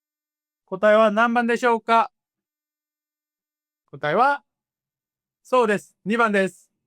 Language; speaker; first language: Japanese; non-native, fluent; Korean